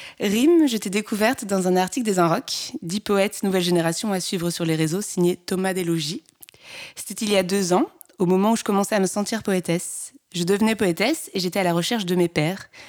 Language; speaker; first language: French; native; French